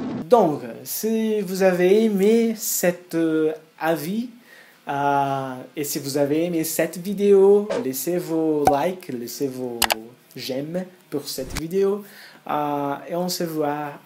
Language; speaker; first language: French; non-native, fluent; Portuguese